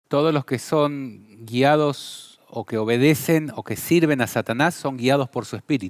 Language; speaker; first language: Spanish; native; Spanish